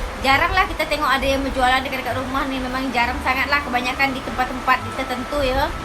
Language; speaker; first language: Malay; native; Malay